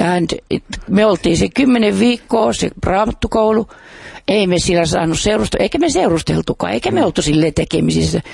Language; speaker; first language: Finnish; non-native, fluent; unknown